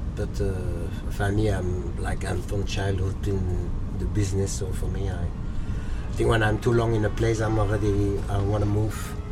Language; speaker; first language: English; early bilingual, other home language; French